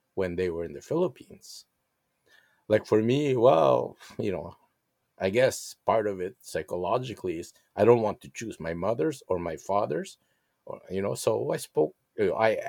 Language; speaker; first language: English; non-native, local second language; Filipino